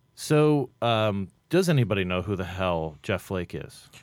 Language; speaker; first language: English; native; English